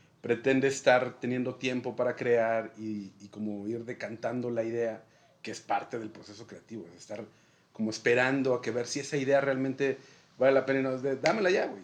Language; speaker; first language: Spanish; native; Spanish